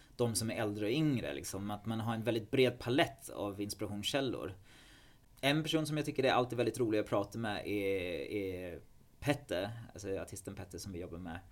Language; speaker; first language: Swedish; non-native, fluent; English